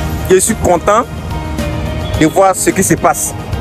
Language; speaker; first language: French; native; French